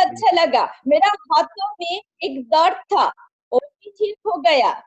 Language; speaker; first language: Hindi; non-native, local second language; Bangla